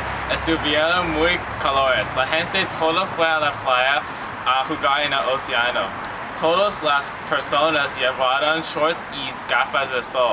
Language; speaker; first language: Spanish; non-native, learner; English